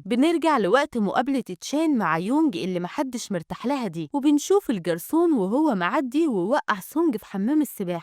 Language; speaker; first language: Arabic; native; Arabic